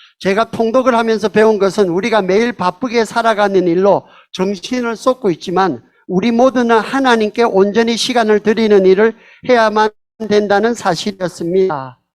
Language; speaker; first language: Korean; early bilingual, heritage; Korean